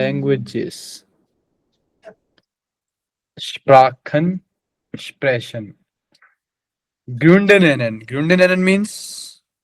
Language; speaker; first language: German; non-native, fluent; Hindi